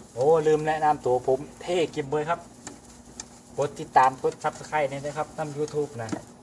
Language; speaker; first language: Thai; non-native, local second language; Northeastern Thai